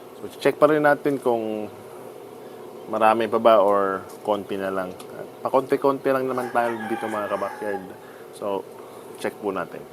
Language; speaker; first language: Filipino; non-native, local second language; Cebuano